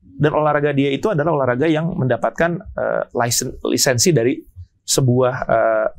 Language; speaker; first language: Indonesian; native; Indonesian